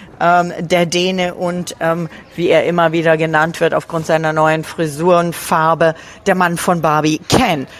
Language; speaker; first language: German; native; German